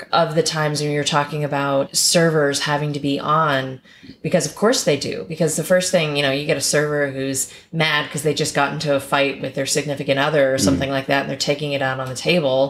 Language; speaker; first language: English; native; English